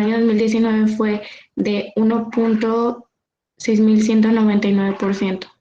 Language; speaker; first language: Spanish; native; Spanish